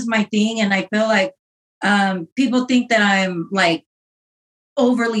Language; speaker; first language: English; native; English